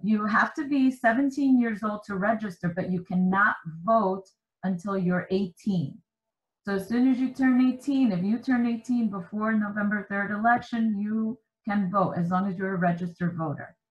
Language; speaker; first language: English; early bilingual, other home language; Spanish